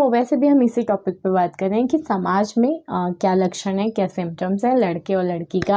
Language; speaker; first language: Hindi; native; Hindi